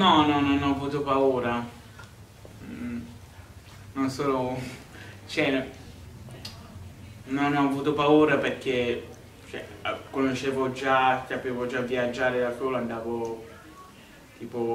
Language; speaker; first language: Italian; early bilingual, other home language; Lingala